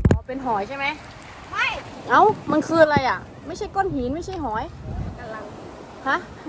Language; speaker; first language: Thai; non-native, local second language; S'gaw Karen